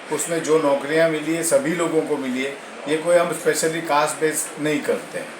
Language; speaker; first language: Hindi; non-native, local second language; Gujarati